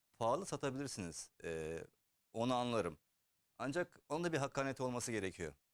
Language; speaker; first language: Turkish; early bilingual, heritage; Turkish